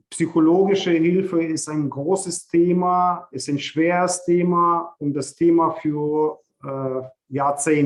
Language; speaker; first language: German; non-native, fluent; Ukrainian